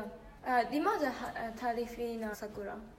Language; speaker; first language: Arabic; non-native, learner; Japanese